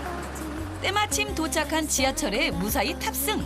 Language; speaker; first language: Korean; native; Korean